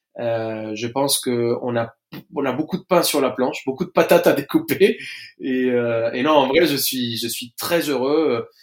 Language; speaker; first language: French; non-native, fluent; Spanish